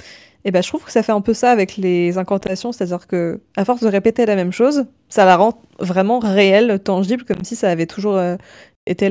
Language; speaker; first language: French; native; French